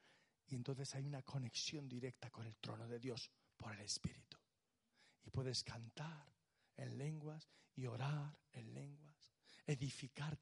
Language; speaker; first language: Spanish; native; Spanish